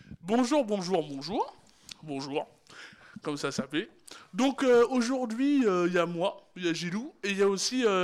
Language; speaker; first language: French; native; French